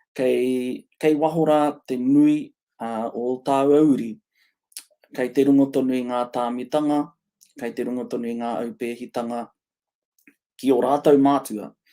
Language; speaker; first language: Māori; non-native, local second language; English